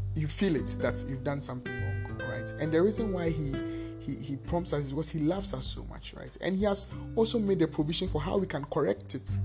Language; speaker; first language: English; non-native, local second language; Akan